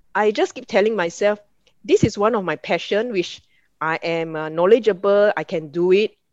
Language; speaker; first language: English; non-native, local second language; Min Nan Chinese